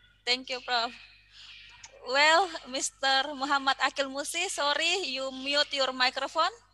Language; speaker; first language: English; non-native, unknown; Indonesian